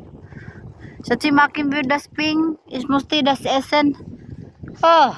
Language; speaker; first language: German; non-native, learner; Cebuano